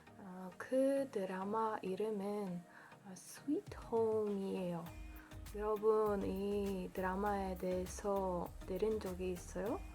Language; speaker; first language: Korean; non-native, learner; Polish